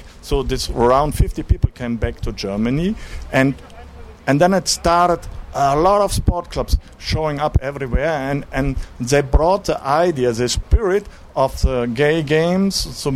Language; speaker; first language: English; non-native, learner; German